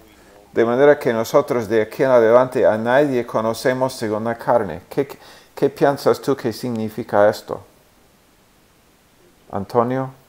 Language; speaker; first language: Spanish; non-native, fluent; English